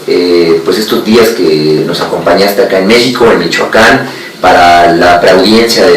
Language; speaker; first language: Spanish; native; Spanish